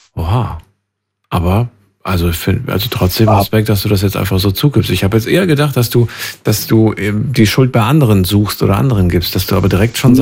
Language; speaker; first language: German; native; German